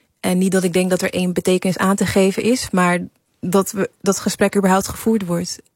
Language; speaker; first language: Dutch; early bilingual, other home language; English